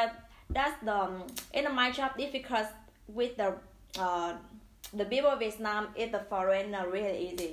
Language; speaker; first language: English; non-native, learner; Vietnamese